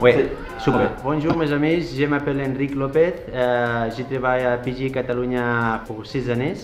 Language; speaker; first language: French; non-native, learner; Spanish